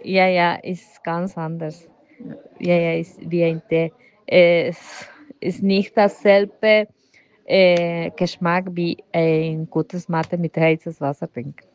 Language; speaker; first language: German; non-native, learner; Spanish